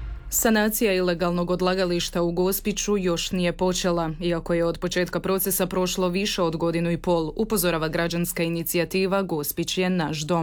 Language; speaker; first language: Serbian; native; Serbian